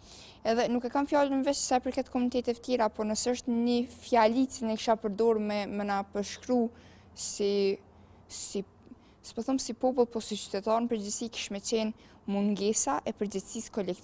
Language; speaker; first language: Albanian; native; Albanian